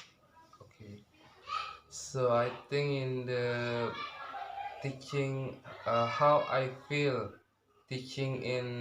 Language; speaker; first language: English; non-native, learner; Indonesian